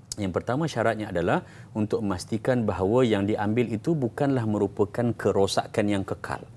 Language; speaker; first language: Malay; native; Malay